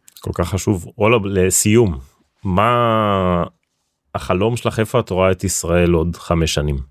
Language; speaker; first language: Hebrew; native; Hebrew